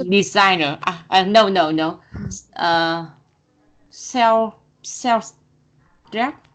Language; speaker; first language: English; non-native, learner; Vietnamese